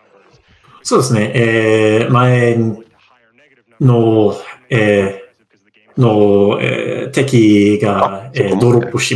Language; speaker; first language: Japanese; non-native, learner; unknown